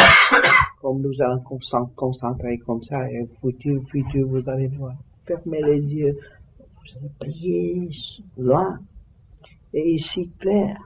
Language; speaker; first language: French; non-native, learner; Vietnamese